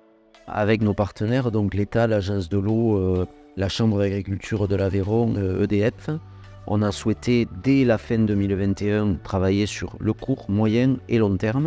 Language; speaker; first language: French; native; French